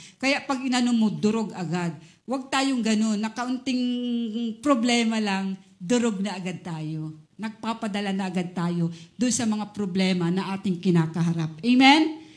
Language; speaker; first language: Filipino; native; Filipino